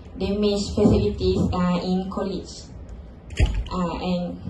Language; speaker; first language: English; non-native, local second language; Malay